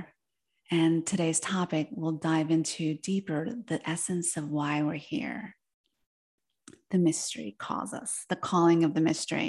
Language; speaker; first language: English; early bilingual, other home language; Spanish